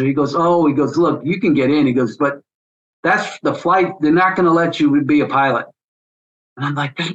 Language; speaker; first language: English; native; English